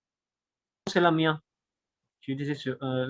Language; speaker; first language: French; non-native, fluent; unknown